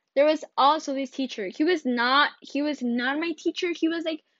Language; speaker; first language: English; early bilingual, other home language; Spanish